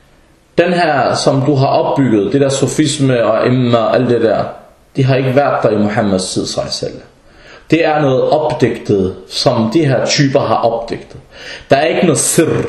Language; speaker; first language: Danish; early bilingual, other home language; Arabic